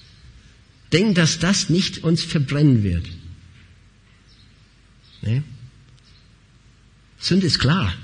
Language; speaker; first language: German; non-native, fluent; English